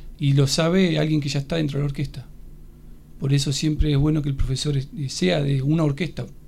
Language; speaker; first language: Spanish; native; Spanish